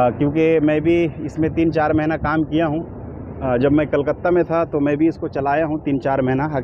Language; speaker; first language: Hindi; native; Hindi